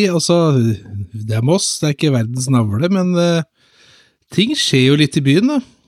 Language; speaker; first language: Norwegian; native; Norwegian